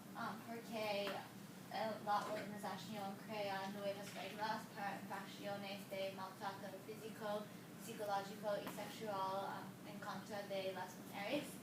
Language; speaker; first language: Spanish; non-native, learner; English